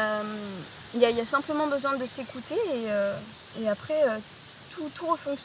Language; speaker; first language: French; native; French